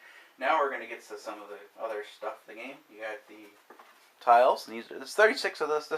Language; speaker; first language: English; native; English